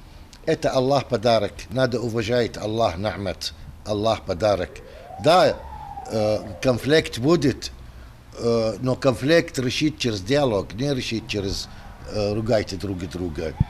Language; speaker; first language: Russian; non-native, learner; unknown